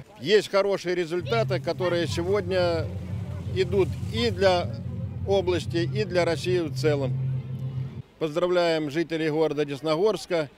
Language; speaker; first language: Russian; native; Russian